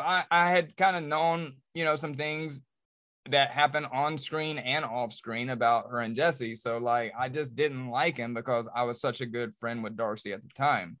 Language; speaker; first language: English; native; English